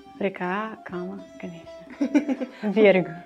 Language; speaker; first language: Russian; non-native, learner; Persian